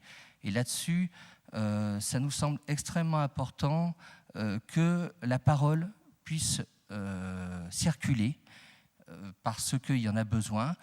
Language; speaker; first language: French; native; French